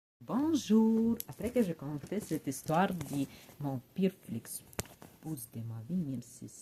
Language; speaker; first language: French; non-native, learner; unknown